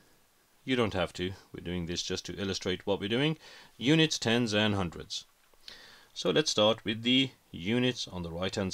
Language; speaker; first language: English; native; English